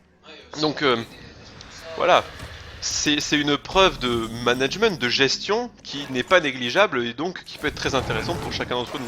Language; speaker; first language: French; native; French